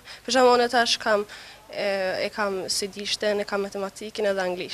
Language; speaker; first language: Albanian; early bilingual, heritage; Albanian